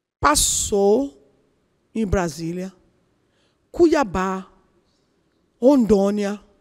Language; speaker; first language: Portuguese; non-native, learner; Yoruba